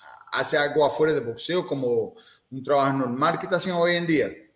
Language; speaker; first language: Spanish; non-native, fluent; English